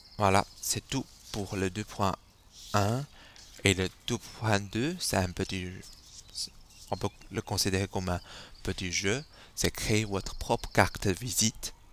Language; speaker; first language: French; non-native, fluent; Chinese